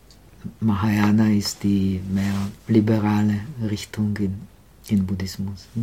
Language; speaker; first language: German; non-native, fluent; Czech